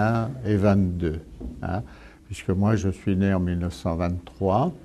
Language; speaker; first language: French; early bilingual, other home language; Italian